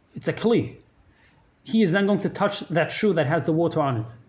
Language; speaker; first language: English; native; English